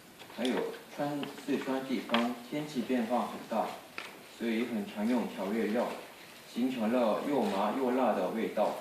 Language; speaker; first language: Chinese; non-native, fluent; Korean